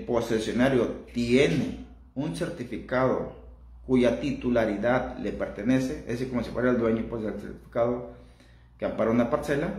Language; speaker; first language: Spanish; native; Spanish